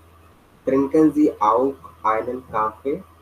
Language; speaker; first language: German; non-native, fluent; Hindi